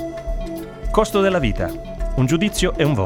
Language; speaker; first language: Italian; native; Italian